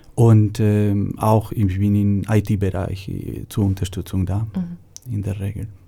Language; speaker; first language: German; non-native, fluent; Spanish